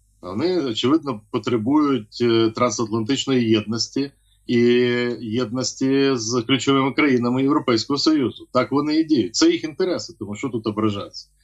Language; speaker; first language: Ukrainian; native; Ukrainian